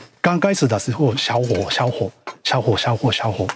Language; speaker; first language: Chinese; non-native, learner; Japanese